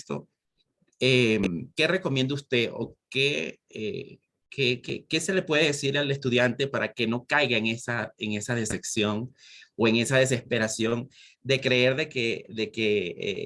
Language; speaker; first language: Spanish; native; Spanish